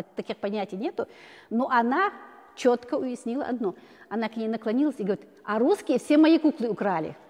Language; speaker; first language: Russian; non-native, local second language; Chechen